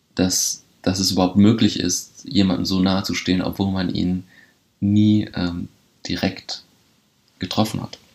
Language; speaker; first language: German; early bilingual, other home language; Polish